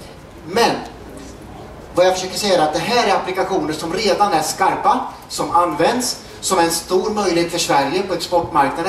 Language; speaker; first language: Swedish; native; Swedish